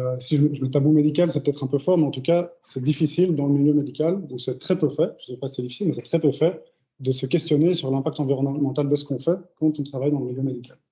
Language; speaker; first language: French; native; French